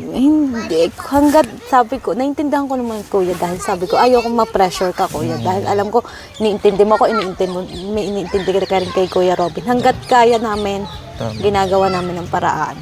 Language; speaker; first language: Filipino; native; Filipino